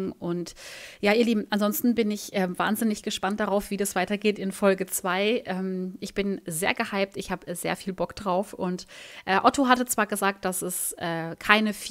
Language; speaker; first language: German; native; German